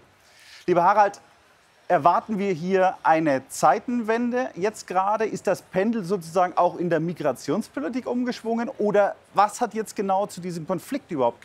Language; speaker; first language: German; native; German